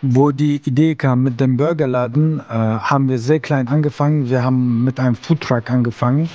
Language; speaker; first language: German; early bilingual, other home language; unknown